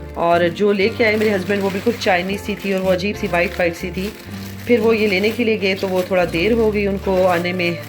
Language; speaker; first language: Urdu; native; Urdu